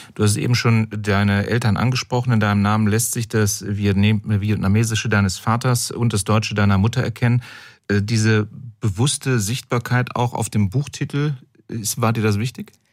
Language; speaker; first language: German; native; German